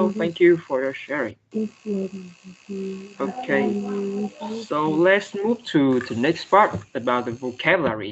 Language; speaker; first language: English; non-native, fluent; Vietnamese